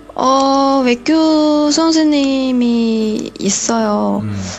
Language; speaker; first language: Korean; early bilingual, heritage; Korean